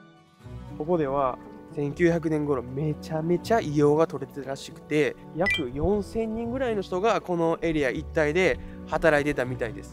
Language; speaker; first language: Japanese; native; Japanese